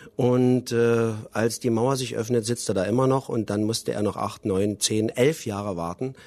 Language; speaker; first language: German; native; German